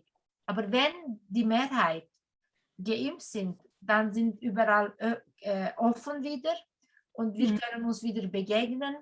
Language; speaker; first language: German; non-native, fluent; Turkish